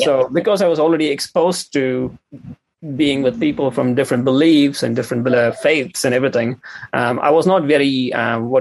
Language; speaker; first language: English; non-native, local second language; Tamil